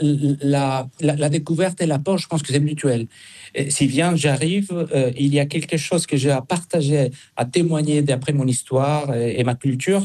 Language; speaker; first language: French; non-native, fluent; Spanish